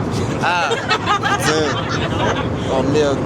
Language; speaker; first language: French; native; French